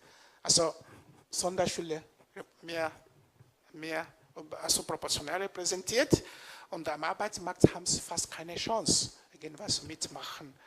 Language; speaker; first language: German; non-native, fluent; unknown